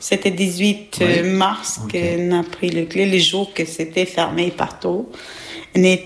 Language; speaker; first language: French; non-native, learner; Albanian